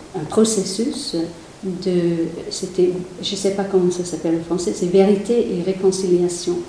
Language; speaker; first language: French; non-native, fluent; English